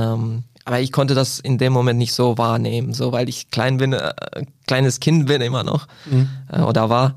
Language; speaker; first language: German; non-native, fluent; Croatian